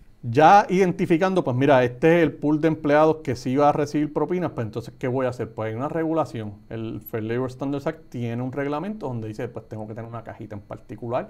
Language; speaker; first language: Spanish; native; Spanish